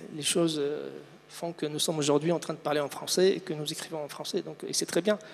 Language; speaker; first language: French; non-native, local second language; Arabic